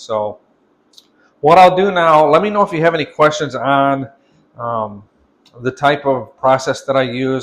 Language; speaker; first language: English; native; English